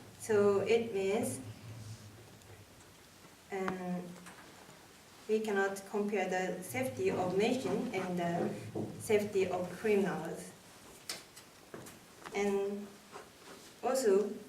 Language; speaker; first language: English; non-native, learner; Japanese